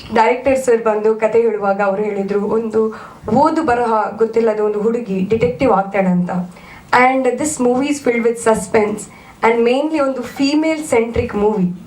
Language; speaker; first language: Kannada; native; Kannada